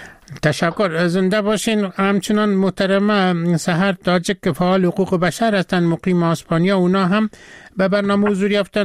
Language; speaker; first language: Persian; native; Persian